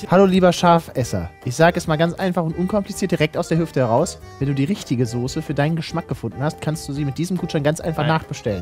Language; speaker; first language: German; native; German